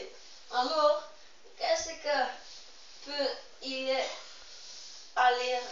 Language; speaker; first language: French; non-native, learner; Dutch